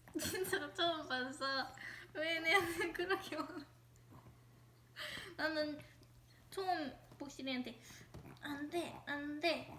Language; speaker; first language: Korean; non-native, learner; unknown